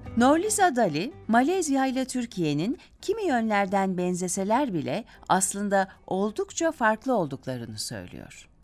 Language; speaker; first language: Turkish; native; Turkish